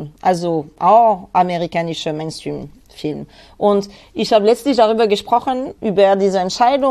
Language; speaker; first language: German; non-native, fluent; French